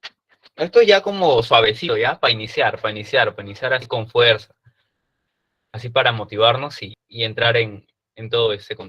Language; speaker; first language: Spanish; native; Spanish